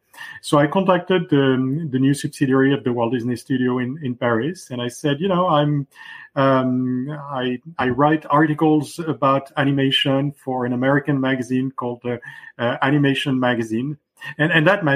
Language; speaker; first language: English; non-native, fluent; French